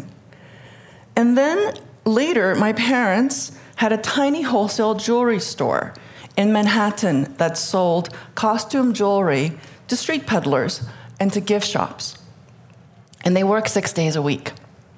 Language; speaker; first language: English; early bilingual, other home language; Korean